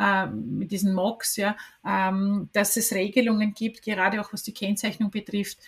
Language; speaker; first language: German; native; German